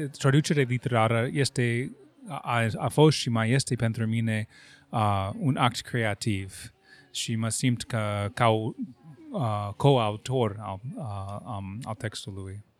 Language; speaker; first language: Romanian; non-native, fluent; English